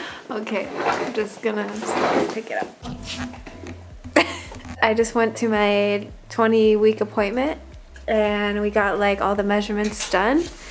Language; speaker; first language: English; native; English